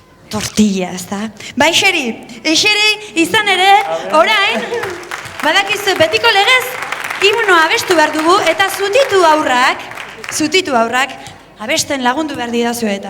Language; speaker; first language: Basque; native; Basque